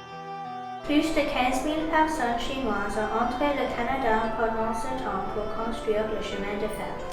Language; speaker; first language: French; non-native, learner; English